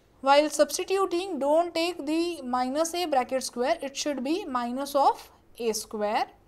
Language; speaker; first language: English; non-native, local second language; Marathi